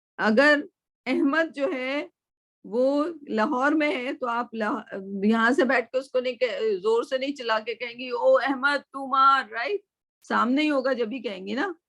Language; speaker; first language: Urdu; native; Urdu